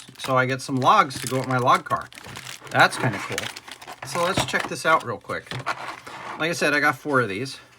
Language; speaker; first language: English; native; English